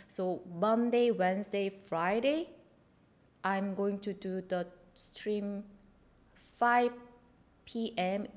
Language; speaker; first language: English; non-native, fluent; Korean